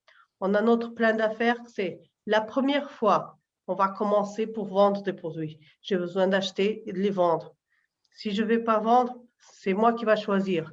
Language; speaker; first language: French; non-native, learner; Portuguese